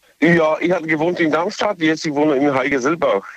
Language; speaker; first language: German; non-native, learner; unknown